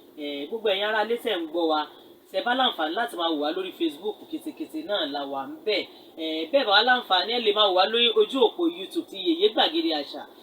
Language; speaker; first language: Yoruba; native; Yoruba